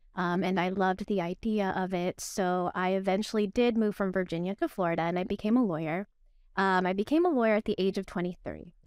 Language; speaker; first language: English; early bilingual, other home language; Filipino